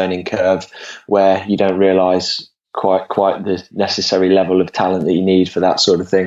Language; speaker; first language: English; native; English